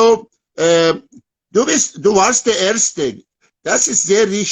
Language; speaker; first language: German; non-native, fluent; Persian